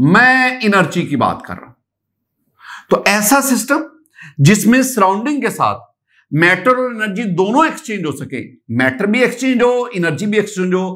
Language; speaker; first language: Urdu; non-native, local second language; Punjabi